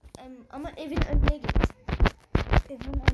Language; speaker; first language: Turkish; native; Turkish